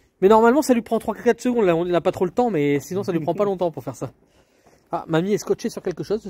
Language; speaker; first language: French; native; French